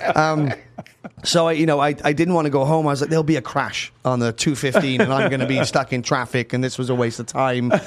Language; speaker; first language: English; native; English